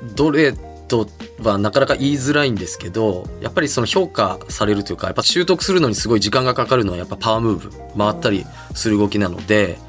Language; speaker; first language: Japanese; native; Japanese